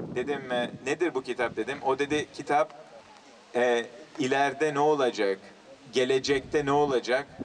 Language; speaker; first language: Turkish; early bilingual, heritage; English